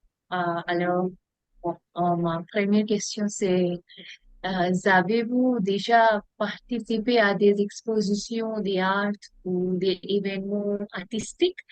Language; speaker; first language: French; non-native, learner; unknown